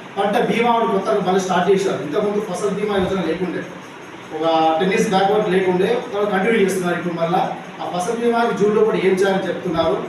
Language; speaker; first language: Telugu; native; Telugu